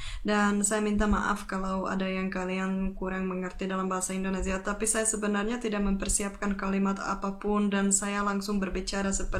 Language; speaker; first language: Indonesian; non-native, fluent; Czech